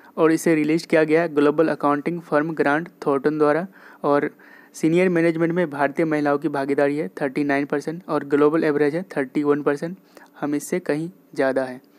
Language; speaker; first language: Hindi; native; Hindi